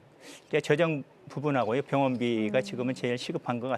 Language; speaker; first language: Korean; native; Korean